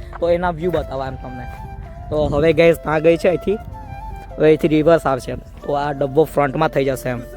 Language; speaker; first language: Gujarati; native; Gujarati